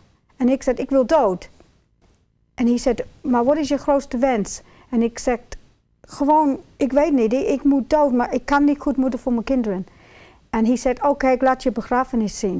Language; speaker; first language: Dutch; non-native, fluent; English